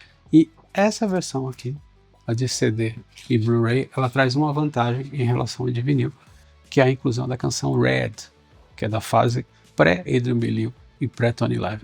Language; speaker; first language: Portuguese; native; Portuguese